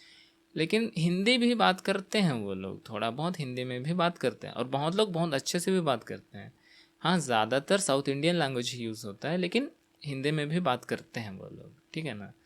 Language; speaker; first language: Hindi; non-native, local second language; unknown